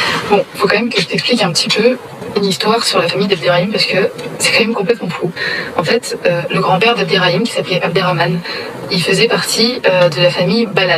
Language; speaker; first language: French; native; French